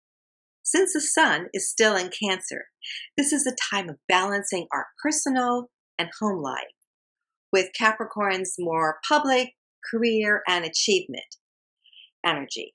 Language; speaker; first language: English; native; English